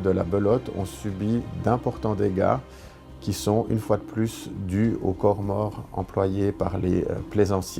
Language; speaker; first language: French; native; French